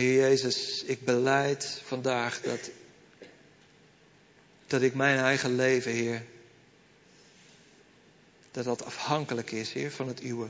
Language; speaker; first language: Dutch; native; Dutch